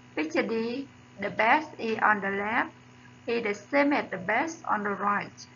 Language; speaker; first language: English; non-native, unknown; Vietnamese